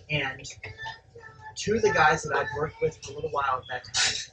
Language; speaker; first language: English; native; English